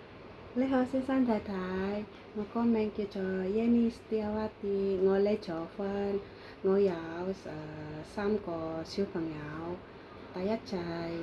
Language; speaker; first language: Cantonese; non-native, learner; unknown